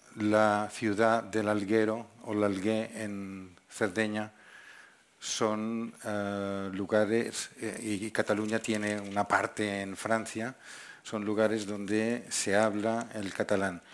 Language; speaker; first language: Spanish; non-native, local second language; Catalan